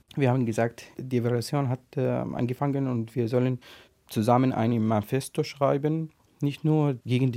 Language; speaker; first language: German; non-native, learner; Arabic